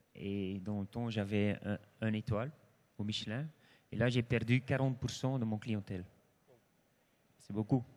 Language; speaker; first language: French; non-native, local second language; Dutch